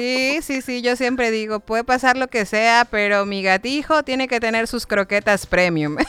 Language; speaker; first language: Spanish; native; Spanish